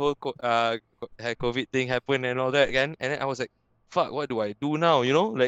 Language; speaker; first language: English; non-native, local second language; Malay